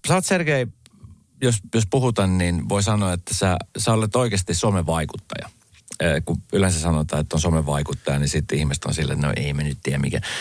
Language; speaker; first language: Finnish; native; Finnish